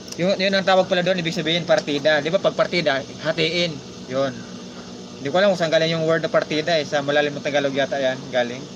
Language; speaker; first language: Filipino; non-native, local second language; Hiligaynon